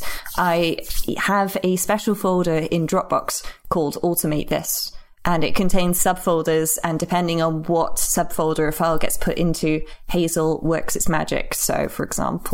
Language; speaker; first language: English; native; English